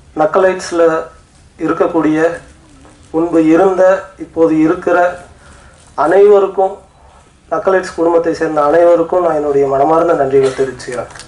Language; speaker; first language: Tamil; native; Tamil